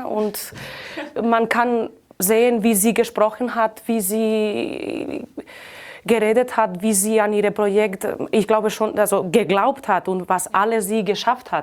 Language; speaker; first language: German; non-native, fluent; Catalan